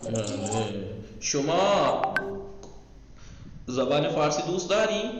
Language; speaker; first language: Persian; non-native, fluent; Urdu